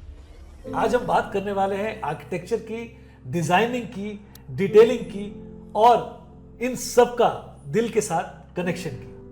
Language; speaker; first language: Hindi; native; Hindi